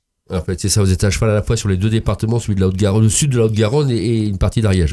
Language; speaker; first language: French; native; French